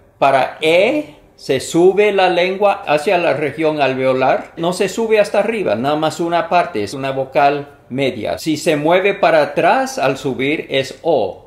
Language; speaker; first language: Spanish; non-native, fluent; English